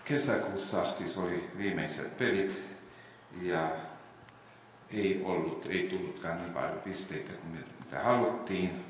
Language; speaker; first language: Finnish; non-native, fluent; Romanian